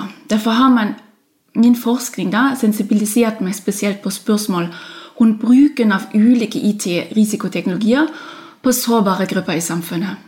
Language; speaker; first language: Norwegian; non-native, fluent; German